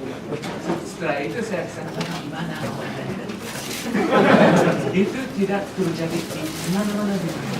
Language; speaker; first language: Indonesian; non-native, fluent; Japanese